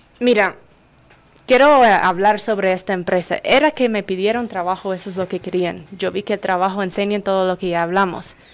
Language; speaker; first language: Spanish; non-native, fluent; English